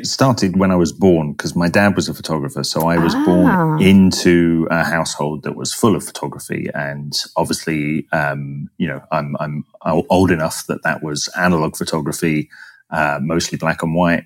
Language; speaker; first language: English; native; English